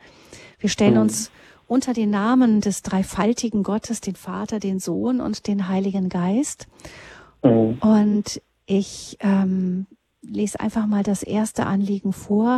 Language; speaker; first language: German; native; German